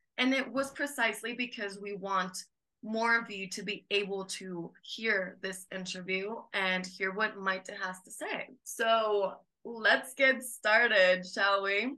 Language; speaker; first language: English; non-native, fluent; Spanish